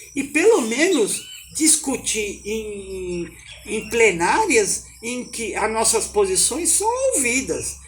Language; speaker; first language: Portuguese; native; Portuguese